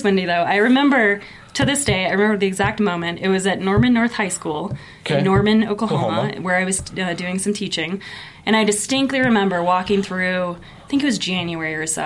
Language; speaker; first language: English; native; English